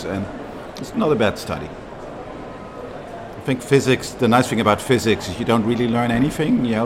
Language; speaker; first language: English; non-native, fluent; Dutch